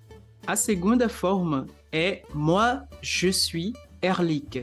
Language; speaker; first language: Portuguese; non-native, fluent; French